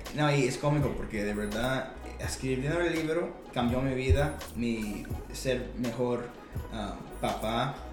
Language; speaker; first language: Spanish; early bilingual, heritage; Spanish